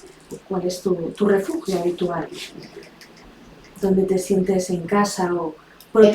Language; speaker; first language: Spanish; native; Spanish